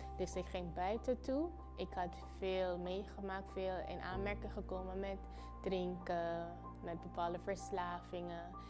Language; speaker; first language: Dutch; non-native, local second language; Papiamento